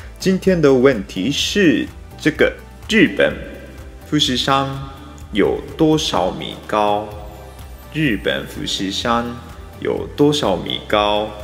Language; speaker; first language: Chinese; non-native, fluent; Japanese